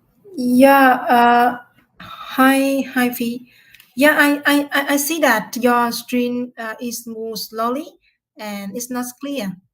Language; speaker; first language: English; non-native, learner; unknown